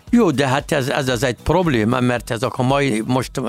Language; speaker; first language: Hungarian; non-native, learner; Arabic